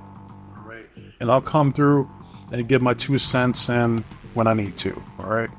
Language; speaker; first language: English; native; English